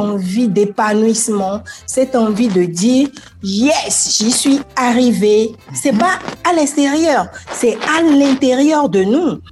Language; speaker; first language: French; non-native, local second language; Fon